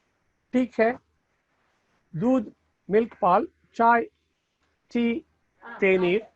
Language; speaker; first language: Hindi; non-native, local second language; Tamil